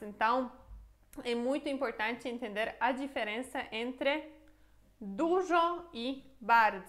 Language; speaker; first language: Portuguese; non-native, fluent; Polish